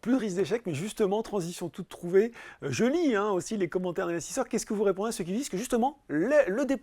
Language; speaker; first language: French; native; French